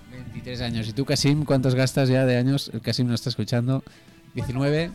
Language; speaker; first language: Spanish; native; Spanish